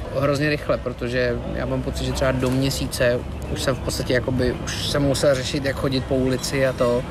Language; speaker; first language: Czech; native; Czech